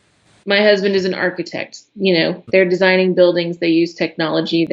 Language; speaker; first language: English; native; English